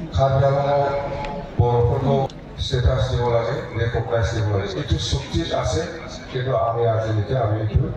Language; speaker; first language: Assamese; non-native, local second language; Bodo